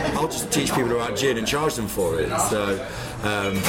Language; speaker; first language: English; native; English